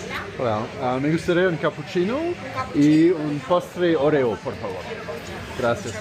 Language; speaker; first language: Spanish; non-native, learner; English